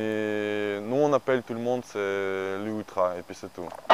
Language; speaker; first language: French; non-native, learner; Ukrainian